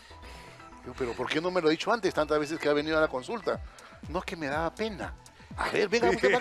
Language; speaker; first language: Spanish; native; Spanish